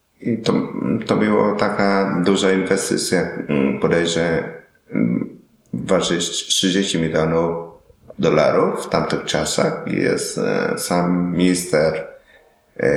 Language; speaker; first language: Polish; non-native, learner; Vietnamese